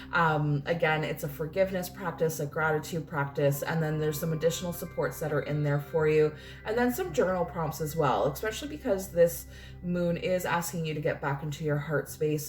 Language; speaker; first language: English; native; English